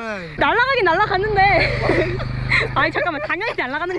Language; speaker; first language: Korean; native; Korean